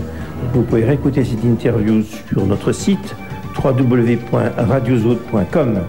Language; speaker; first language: French; native; French